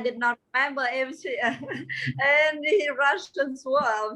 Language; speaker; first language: English; non-native, fluent; Vietnamese